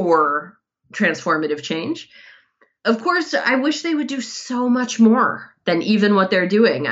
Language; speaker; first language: English; native; English